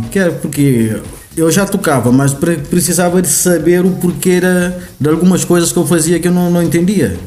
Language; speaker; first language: Portuguese; non-native, local second language; Kabuverdianu